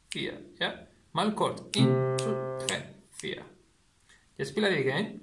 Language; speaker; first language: Danish; non-native, learner; Spanish